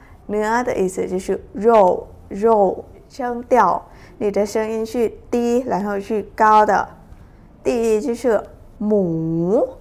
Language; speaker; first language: Chinese; non-native, fluent; Thai